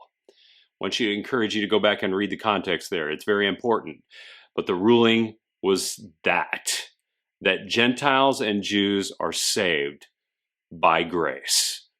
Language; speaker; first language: English; native; English